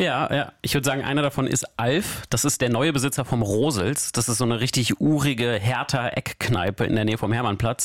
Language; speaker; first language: German; native; German